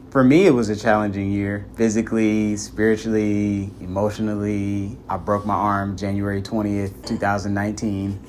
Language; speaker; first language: English; native; English